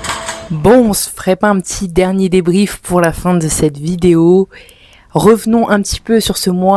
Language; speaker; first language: French; native; French